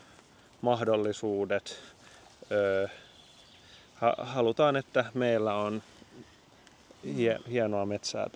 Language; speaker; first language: Finnish; native; Finnish